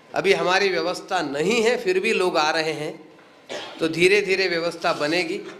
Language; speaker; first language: Hindi; non-native, local second language; Kannada